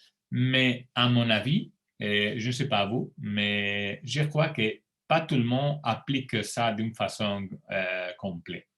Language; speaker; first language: French; non-native, fluent; Spanish